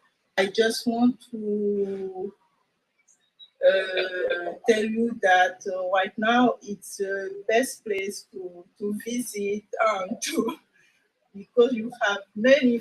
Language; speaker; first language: English; non-native, local second language; French